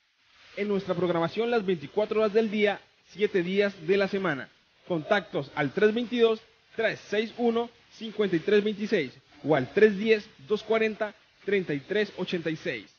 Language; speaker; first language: Spanish; native; Spanish